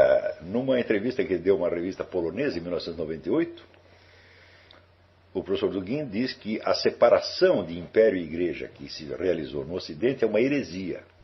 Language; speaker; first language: Portuguese; native; Portuguese